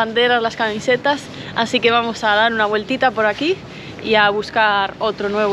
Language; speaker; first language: Spanish; native; Spanish